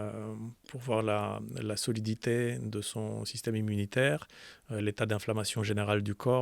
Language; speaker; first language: French; native; French